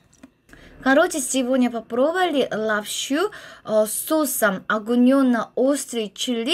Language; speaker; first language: Russian; non-native, learner; Korean